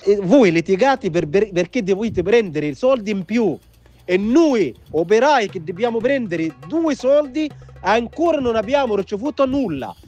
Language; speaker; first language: Italian; non-native, fluent; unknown